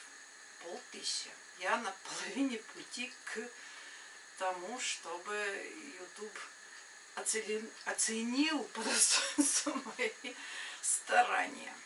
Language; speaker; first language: Russian; non-native, local second language; Latvian